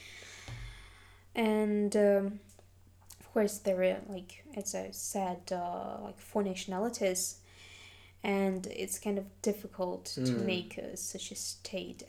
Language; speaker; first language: English; non-native, fluent; Adyghe